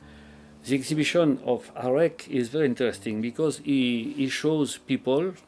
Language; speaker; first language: English; non-native, learner; French